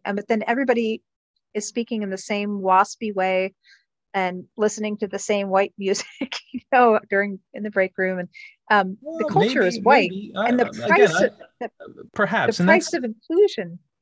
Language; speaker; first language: English; native; English